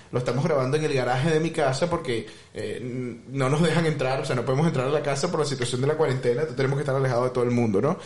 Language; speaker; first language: Spanish; native; Spanish